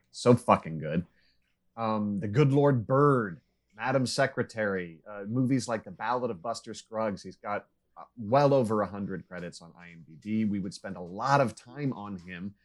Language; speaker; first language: English; native; English